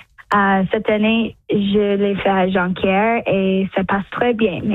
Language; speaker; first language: French; early bilingual, heritage; English